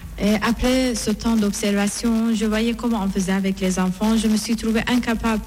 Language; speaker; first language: French; non-native, fluent; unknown